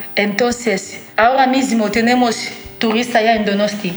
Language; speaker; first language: Spanish; non-native, fluent; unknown